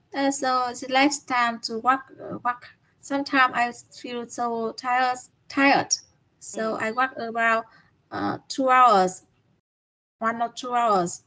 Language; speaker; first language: English; non-native, learner; Vietnamese